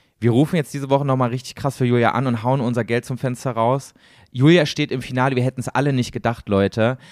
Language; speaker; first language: German; native; German